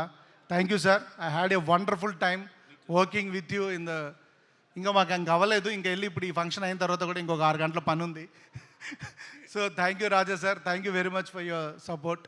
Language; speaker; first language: Telugu; native; Telugu